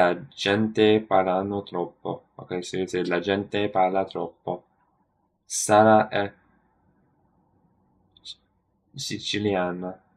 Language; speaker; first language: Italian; non-native, learner; English